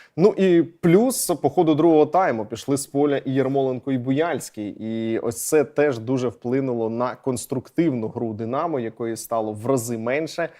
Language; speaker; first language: Ukrainian; native; Ukrainian